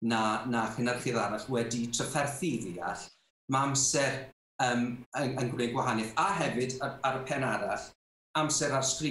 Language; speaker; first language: Welsh; native; Welsh